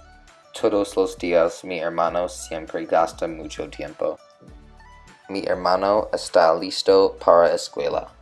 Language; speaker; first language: Spanish; non-native, learner; English